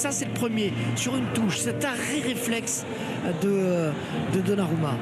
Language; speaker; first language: French; native; French